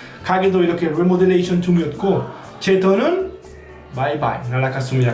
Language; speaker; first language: Korean; non-native, fluent; Spanish